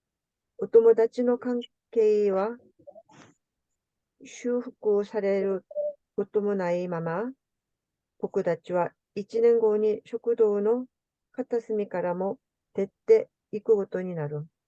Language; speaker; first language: Japanese; non-native, learner; Korean